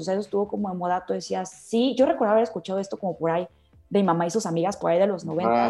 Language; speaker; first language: Spanish; native; Spanish